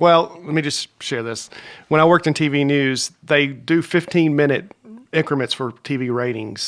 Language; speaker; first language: English; native; English